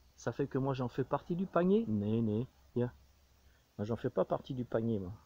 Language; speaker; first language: French; native; French